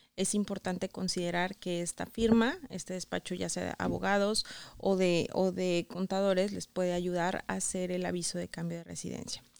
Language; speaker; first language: Spanish; native; Spanish